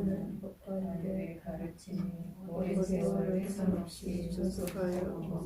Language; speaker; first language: Korean; native; Korean